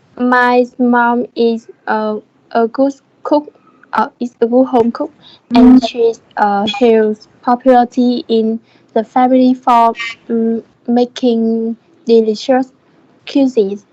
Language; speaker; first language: English; non-native, learner; Vietnamese